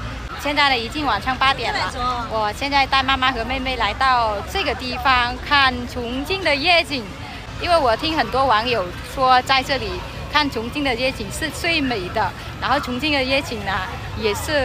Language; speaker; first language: Chinese; non-native, fluent; Vietnamese